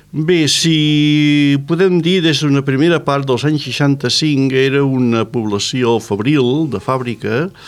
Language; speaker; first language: Catalan; native; Catalan